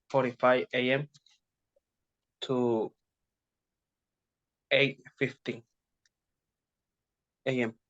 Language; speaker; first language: English; non-native, learner; Spanish